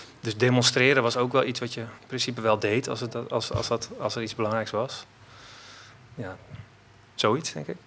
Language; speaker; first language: Dutch; native; Dutch